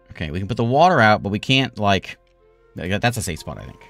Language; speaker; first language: English; native; English